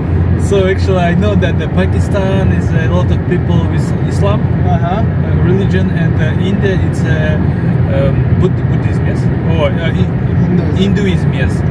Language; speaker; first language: English; non-native, fluent; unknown